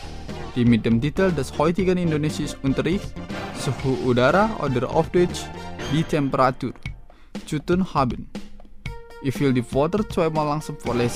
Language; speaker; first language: German; non-native, fluent; Indonesian